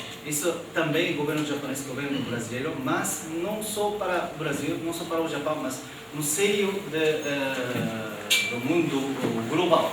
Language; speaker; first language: Portuguese; non-native, fluent; Japanese